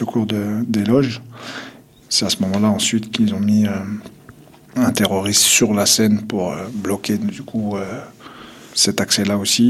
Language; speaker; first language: French; non-native, local second language; Kabyle